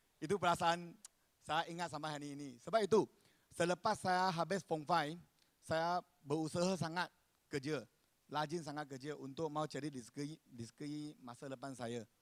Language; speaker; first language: Malay; non-native, local second language; Chinese